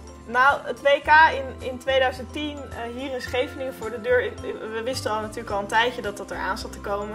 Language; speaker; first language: Dutch; native; Dutch